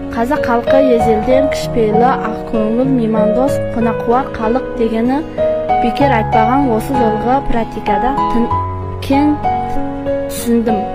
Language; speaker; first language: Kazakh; non-native, learner; Chinese